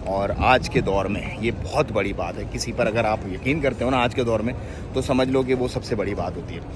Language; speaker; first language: Urdu; non-native, local second language; Punjabi